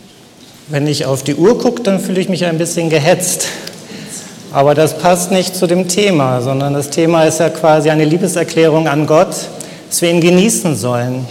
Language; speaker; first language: German; native; German